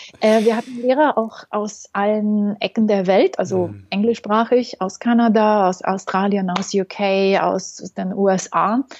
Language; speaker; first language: German; non-native, fluent; Romanian